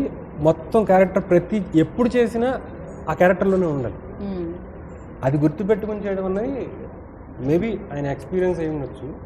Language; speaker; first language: Telugu; native; Telugu